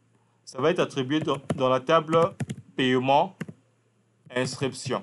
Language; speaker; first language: French; non-native, local second language; Lingala